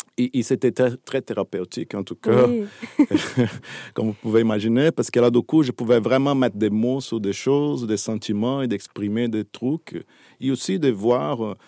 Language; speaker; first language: French; non-native, fluent; Portuguese